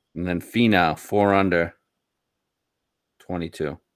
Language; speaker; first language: English; native; English